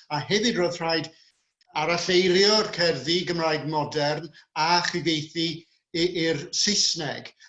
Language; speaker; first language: Welsh; non-native, fluent; English